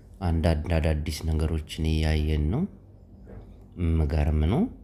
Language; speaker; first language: Amharic; non-native, local second language; Tigrinya